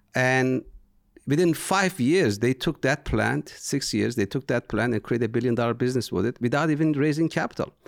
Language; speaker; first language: English; non-native, fluent; Turkish